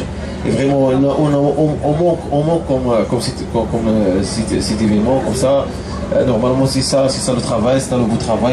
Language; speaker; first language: French; non-native, fluent; Tachelhit